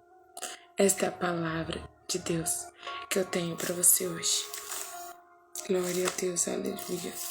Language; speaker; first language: Portuguese; native; Portuguese